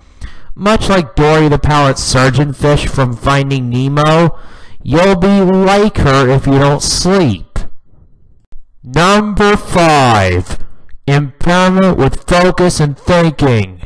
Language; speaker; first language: English; native; English